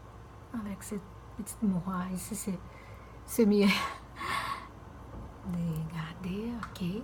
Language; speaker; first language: French; non-native, fluent; Portuguese